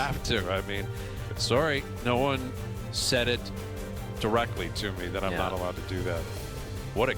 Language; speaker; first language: English; native; English